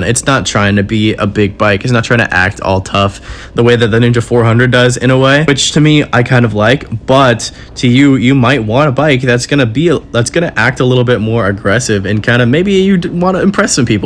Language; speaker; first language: English; native; English